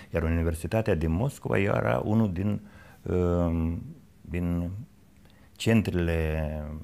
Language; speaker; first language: Romanian; native; Romanian